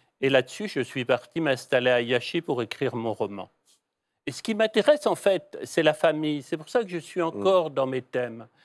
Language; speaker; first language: French; native; French